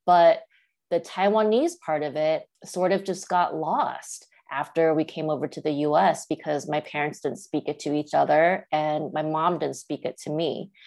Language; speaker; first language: English; early bilingual, other home language; Chinese